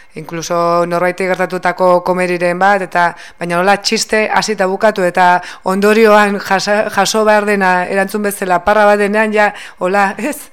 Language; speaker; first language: Basque; native; Basque